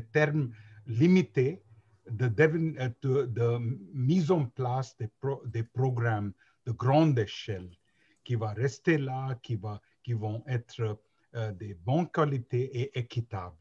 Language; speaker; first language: French; non-native, learner; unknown